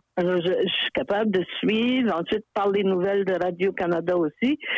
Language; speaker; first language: French; native; French